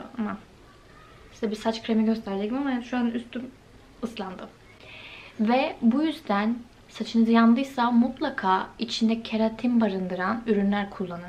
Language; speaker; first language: Turkish; native; Turkish